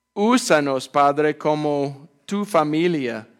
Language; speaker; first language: Spanish; non-native, fluent; English